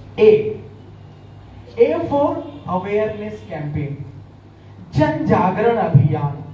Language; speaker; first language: Hindi; native; Hindi